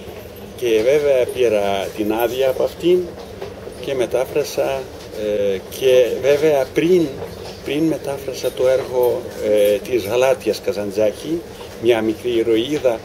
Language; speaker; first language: Greek; non-native, learner; Ukrainian